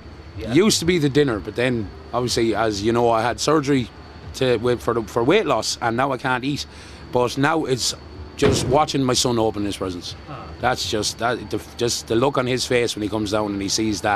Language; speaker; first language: English; native; English